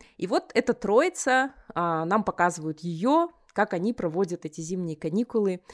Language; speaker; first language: Russian; native; Russian